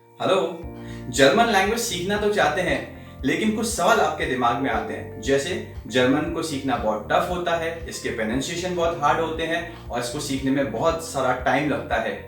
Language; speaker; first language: Hindi; native; Hindi